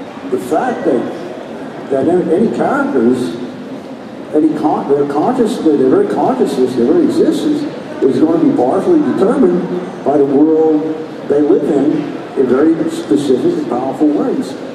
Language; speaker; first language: English; native; English